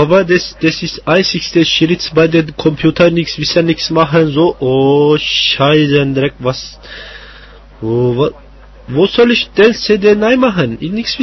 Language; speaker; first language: German; non-native, learner; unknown